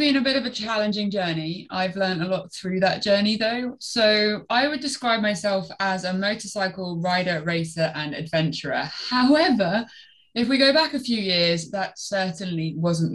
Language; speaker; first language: English; native; English